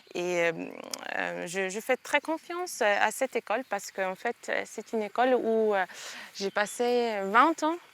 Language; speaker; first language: French; non-native, fluent; Ukrainian